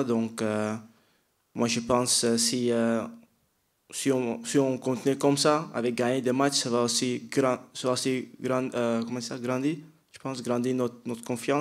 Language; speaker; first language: French; non-native, fluent; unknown